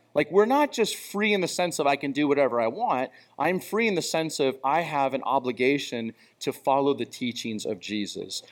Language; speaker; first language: English; native; English